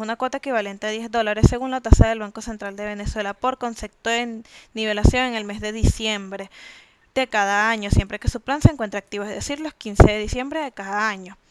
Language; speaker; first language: Spanish; native; Spanish